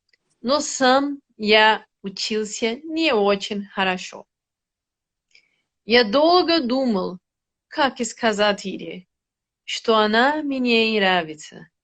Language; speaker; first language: Russian; non-native, learner; Portuguese